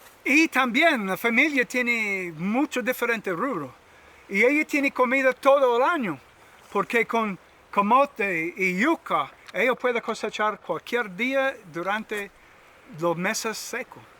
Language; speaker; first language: Spanish; non-native, learner; English